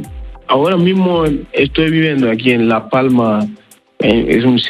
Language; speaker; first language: Spanish; non-native, learner; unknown